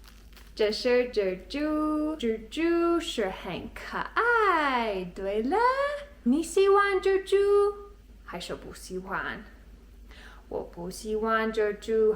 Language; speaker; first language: Chinese; non-native, learner; English